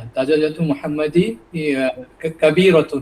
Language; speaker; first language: Arabic; non-native, learner; Bangla